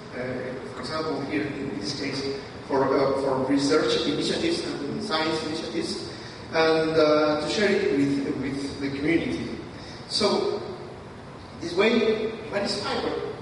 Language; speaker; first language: English; non-native, fluent; Spanish